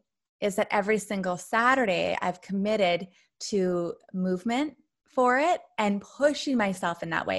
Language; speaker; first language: English; native; English